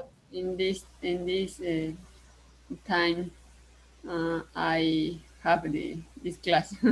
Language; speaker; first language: English; non-native, learner; Spanish